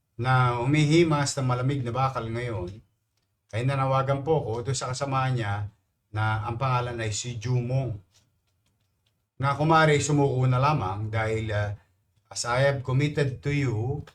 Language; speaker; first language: Filipino; native; Filipino